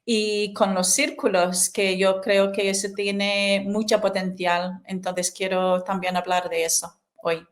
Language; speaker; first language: Spanish; non-native, fluent; English